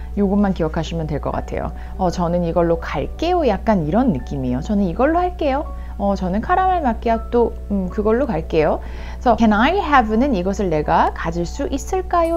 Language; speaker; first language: Korean; early bilingual, heritage; Korean